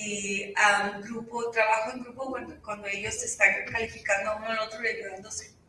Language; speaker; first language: Spanish; early bilingual, heritage; Spanish